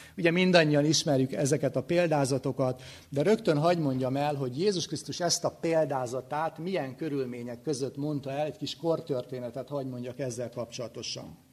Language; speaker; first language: Hungarian; native; Hungarian